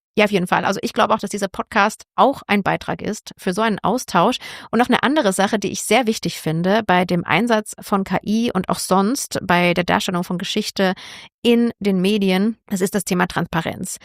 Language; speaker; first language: German; native; German